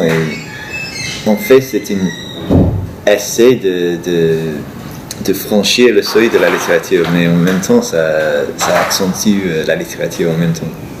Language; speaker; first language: French; non-native, fluent; English